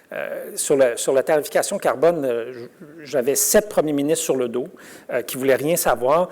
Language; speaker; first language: French; native; French